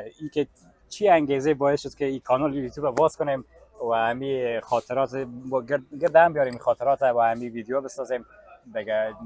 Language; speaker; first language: Persian; native; Persian